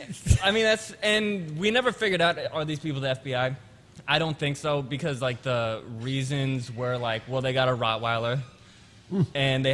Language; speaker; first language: English; early bilingual, other home language; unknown